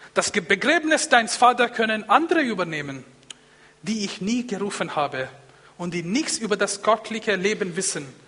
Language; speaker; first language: German; non-native, fluent; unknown